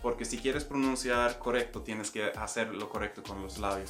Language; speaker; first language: Spanish; non-native, fluent; Swedish